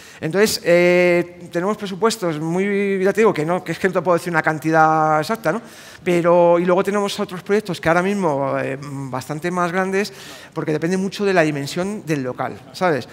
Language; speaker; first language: Spanish; native; Spanish